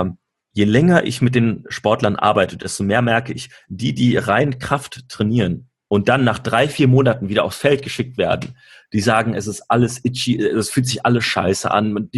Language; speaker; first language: German; native; German